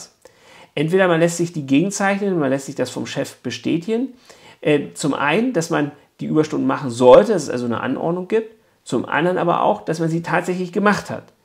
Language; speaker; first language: German; native; German